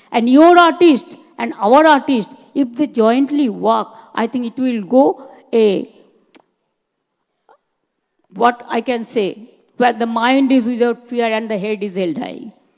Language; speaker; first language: English; non-native, local second language; Bangla